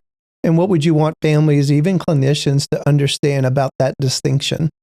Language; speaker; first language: English; native; English